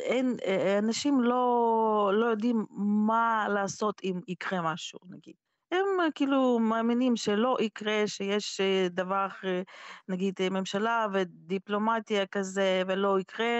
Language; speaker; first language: Hebrew; non-native, fluent; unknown